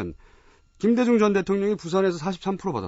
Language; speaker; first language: Korean; native; Korean